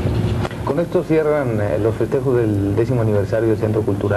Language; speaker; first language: Spanish; native; Spanish